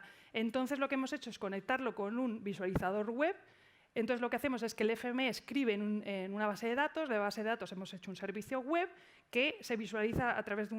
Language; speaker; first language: Spanish; native; Spanish